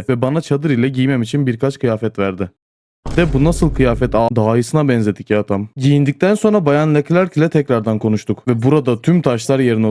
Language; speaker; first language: Turkish; native; Turkish